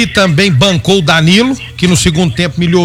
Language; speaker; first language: Portuguese; native; Portuguese